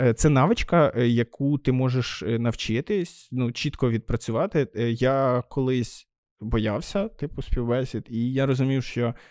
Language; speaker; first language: Ukrainian; native; Ukrainian